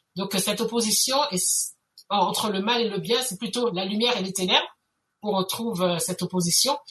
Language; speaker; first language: French; native; French